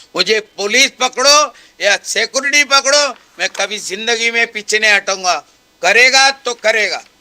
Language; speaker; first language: Hindi; non-native, local second language; Marathi